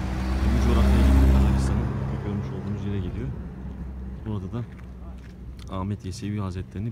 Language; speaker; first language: Turkish; native; Turkish